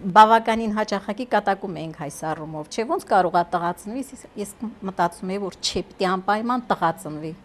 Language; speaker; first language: Armenian; native; Armenian